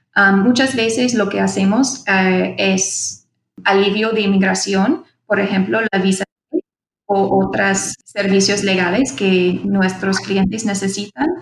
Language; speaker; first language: Spanish; non-native, fluent; English